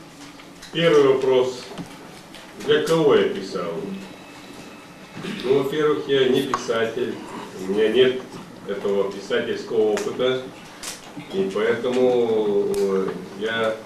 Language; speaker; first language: Russian; native; Russian